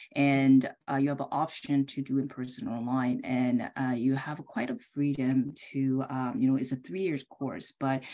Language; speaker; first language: English; early bilingual, other home language; Korean